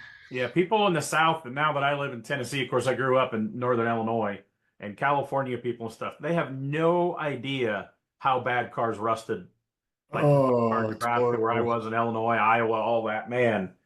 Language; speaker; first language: English; native; English